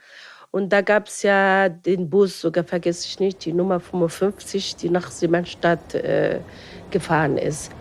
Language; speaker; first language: German; non-native, fluent; Arabic